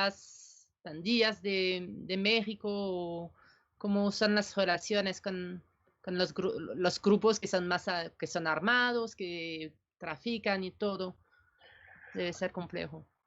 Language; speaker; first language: Spanish; non-native, fluent; French